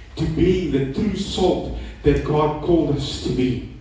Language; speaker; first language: English; non-native, local second language; Afrikaans